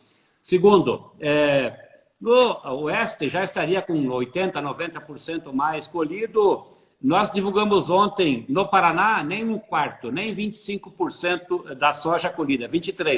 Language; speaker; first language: Portuguese; native; Portuguese